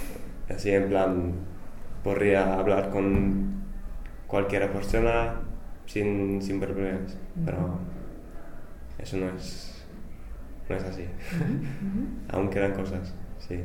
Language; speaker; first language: Spanish; non-native, fluent; English